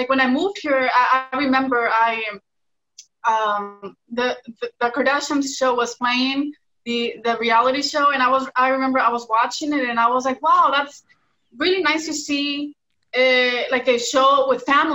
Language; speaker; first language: English; early bilingual, other home language; Spanish